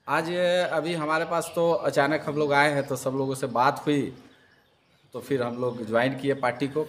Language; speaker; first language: Hindi; native; Hindi